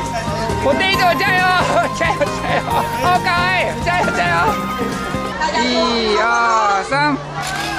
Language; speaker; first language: Chinese; non-native, learner; Japanese